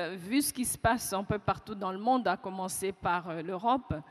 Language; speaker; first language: French; non-native, local second language; Kinyarwanda